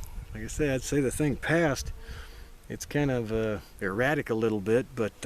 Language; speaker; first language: English; native; English